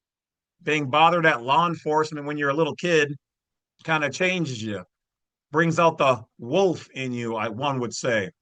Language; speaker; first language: English; native; English